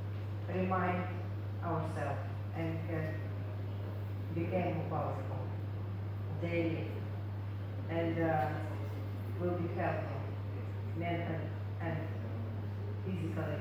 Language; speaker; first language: English; non-native, learner; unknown